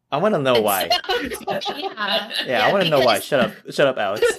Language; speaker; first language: English; early bilingual, other home language; Korean